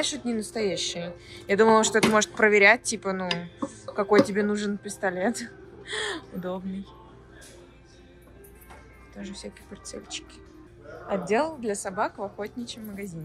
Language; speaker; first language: Russian; native; Russian